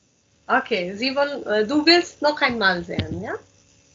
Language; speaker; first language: German; non-native, fluent; Hindi